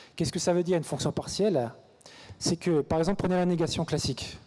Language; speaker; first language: French; native; French